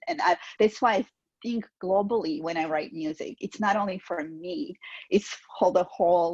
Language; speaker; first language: English; non-native, fluent; Georgian